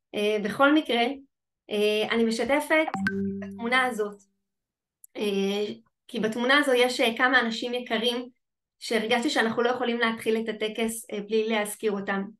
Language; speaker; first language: Hebrew; native; Hebrew